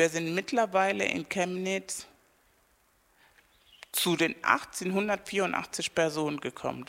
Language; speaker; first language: German; non-native, fluent; Spanish